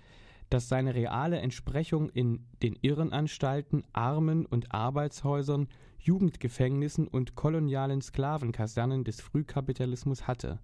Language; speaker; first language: German; native; German